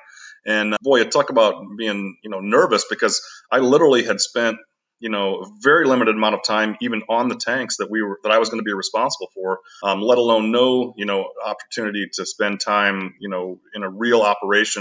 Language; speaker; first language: English; native; English